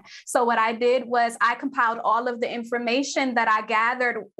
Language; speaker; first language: English; native; English